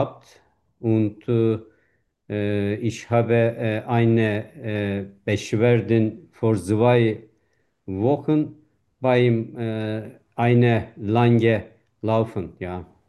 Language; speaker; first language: German; non-native, fluent; Turkish